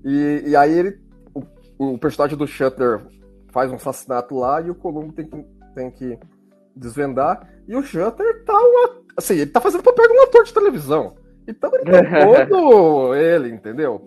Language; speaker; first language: Portuguese; native; Portuguese